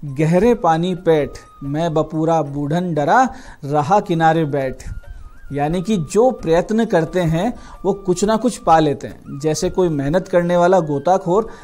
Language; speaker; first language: Hindi; native; Hindi